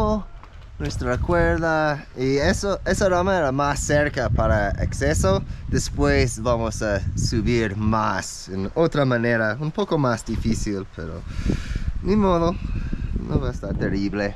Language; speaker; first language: Spanish; non-native, learner; English